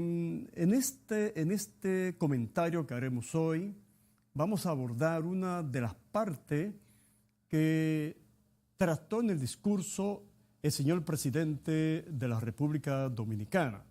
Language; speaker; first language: Spanish; native; Spanish